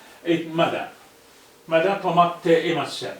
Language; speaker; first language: Japanese; non-native, fluent; Arabic